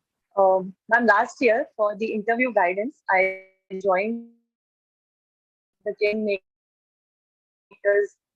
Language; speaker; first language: English; non-native, local second language; Hindi